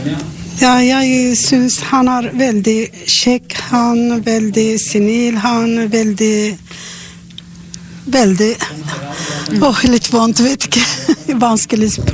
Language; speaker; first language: Norwegian; non-native, learner; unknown